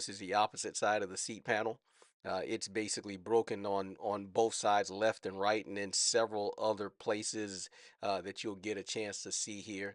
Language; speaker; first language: English; native; English